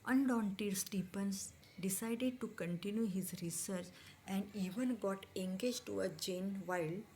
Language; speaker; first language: English; non-native, local second language; Marathi